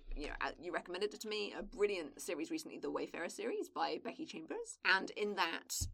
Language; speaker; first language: English; native; English